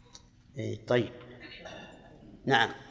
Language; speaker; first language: Arabic; native; Arabic